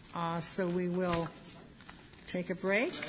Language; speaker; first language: English; native; English